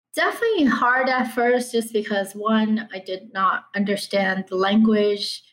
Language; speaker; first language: English; early bilingual, other home language; Chinese